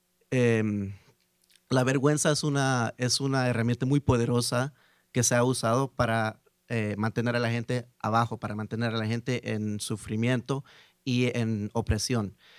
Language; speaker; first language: Spanish; early bilingual, heritage; Spanish